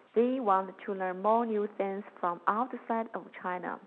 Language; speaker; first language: English; non-native, learner; Chinese